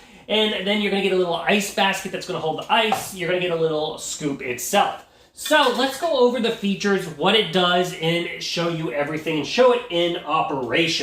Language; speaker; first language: English; native; English